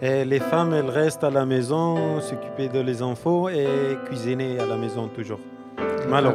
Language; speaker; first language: French; non-native, learner; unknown